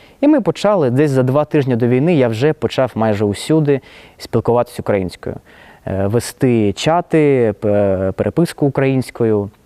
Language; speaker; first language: Ukrainian; non-native, local second language; Russian